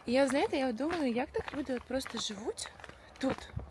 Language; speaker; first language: Ukrainian; non-native, local second language; Russian